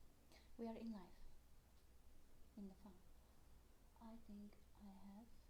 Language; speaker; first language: English; non-native, learner; Polish